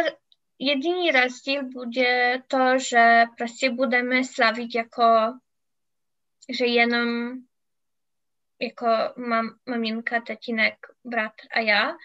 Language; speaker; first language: Czech; non-native, learner; English